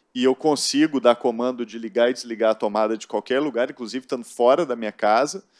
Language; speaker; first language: Portuguese; native; Portuguese